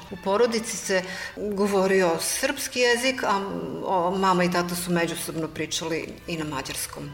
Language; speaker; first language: Serbian; non-native, local second language; Hungarian